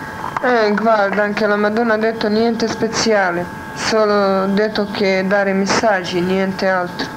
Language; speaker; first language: Italian; non-native, learner; Croatian